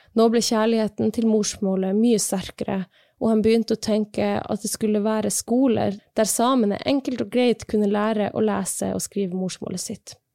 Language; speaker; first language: Norwegian; non-native, local second language; Northern Sami